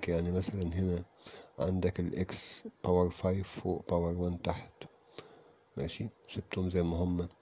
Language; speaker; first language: Arabic; native; Arabic